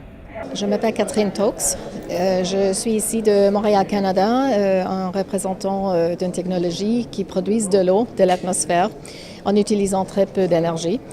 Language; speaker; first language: French; non-native, fluent; English